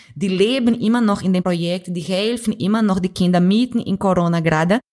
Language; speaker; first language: German; non-native, fluent; Portuguese